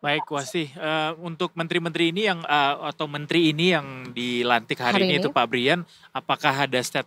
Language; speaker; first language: Indonesian; native; Indonesian